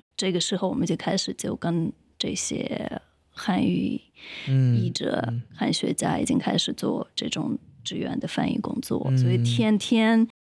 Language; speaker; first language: Chinese; non-native, fluent; Ukrainian